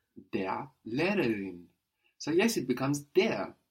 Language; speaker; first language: German; non-native, fluent; English